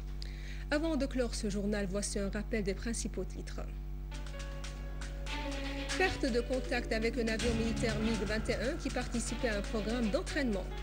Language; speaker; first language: French; non-native, fluent; Arabic